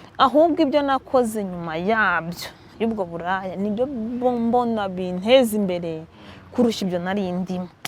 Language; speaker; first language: Kinyarwanda; early bilingual, heritage; Kinyarwanda